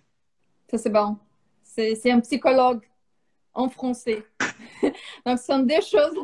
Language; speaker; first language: French; non-native, fluent; Portuguese